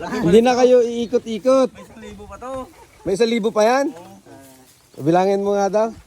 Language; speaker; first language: Filipino; non-native, local second language; Hiligaynon